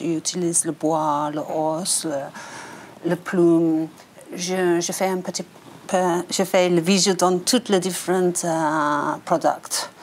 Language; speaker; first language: French; non-native, learner; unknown